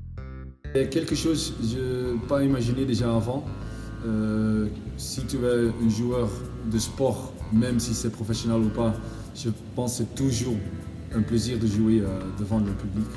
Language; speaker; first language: French; non-native, learner; Dutch